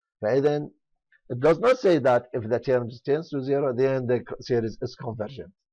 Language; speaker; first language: English; non-native, fluent; Arabic